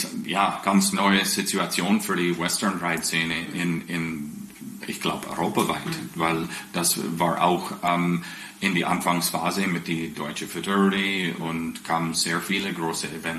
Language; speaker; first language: German; non-native, fluent; English